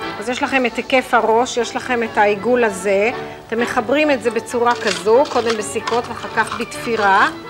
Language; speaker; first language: Hebrew; native; Hebrew